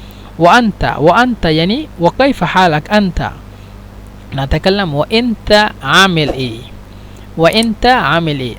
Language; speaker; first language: Arabic; non-native, fluent; Bangla